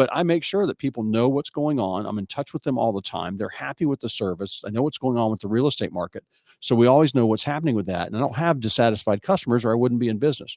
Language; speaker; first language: English; native; English